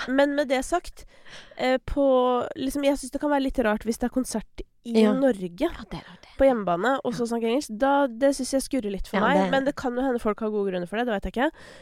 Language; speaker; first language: Norwegian; native; Norwegian